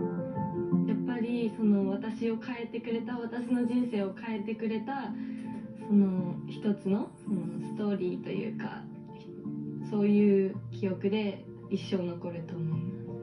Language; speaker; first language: Japanese; native; Japanese